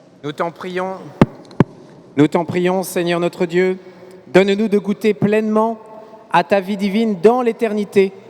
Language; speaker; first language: French; native; French